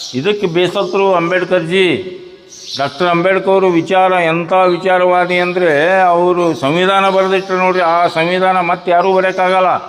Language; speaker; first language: Kannada; native; Kannada